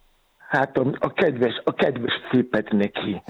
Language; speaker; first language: Hungarian; non-native, fluent; Yoruba